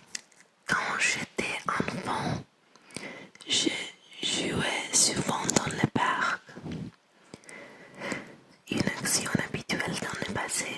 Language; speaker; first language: French; non-native, learner; English